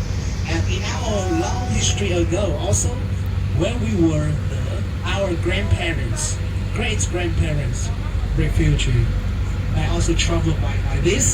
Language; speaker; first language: English; non-native, fluent; Vietnamese